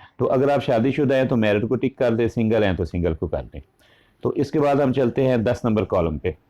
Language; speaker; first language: Urdu; non-native, local second language; Punjabi